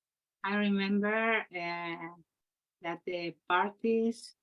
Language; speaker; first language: English; non-native, learner; Spanish